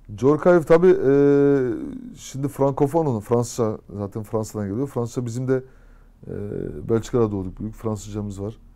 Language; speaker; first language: Turkish; early bilingual, heritage; Turkish